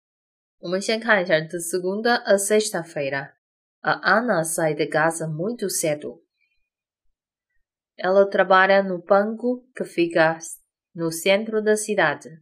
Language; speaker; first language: Portuguese; non-native, fluent; Chinese